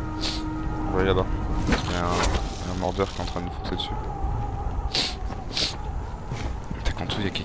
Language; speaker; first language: French; native; French